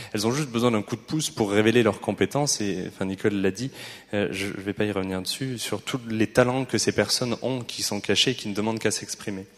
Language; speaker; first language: French; native; French